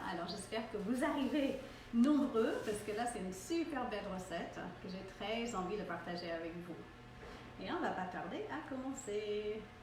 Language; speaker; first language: French; non-native, fluent; English